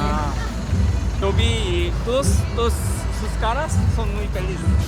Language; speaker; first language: Spanish; non-native, learner; Korean